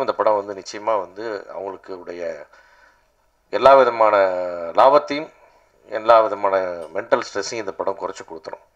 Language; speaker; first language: Tamil; native; Tamil